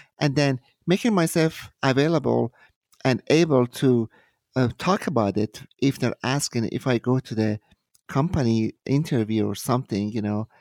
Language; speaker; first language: English; non-native, fluent; Persian